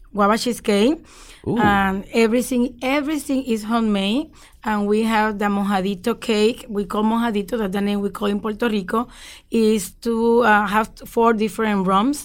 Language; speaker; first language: English; non-native, learner; Spanish